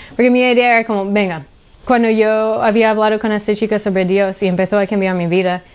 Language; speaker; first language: Spanish; non-native, fluent; English